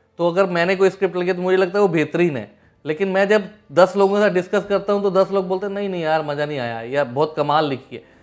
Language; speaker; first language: Hindi; native; Hindi